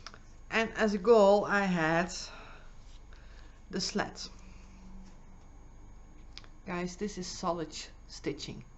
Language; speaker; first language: English; non-native, fluent; Dutch